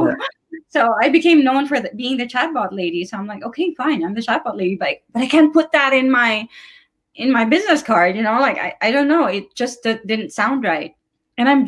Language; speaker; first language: English; non-native, local second language; Filipino